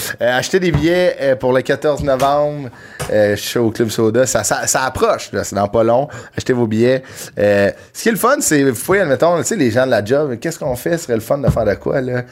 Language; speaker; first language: French; native; French